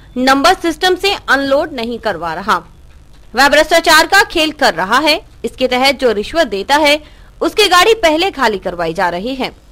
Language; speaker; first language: Hindi; native; Hindi